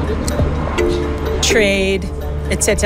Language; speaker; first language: French; non-native, learner; English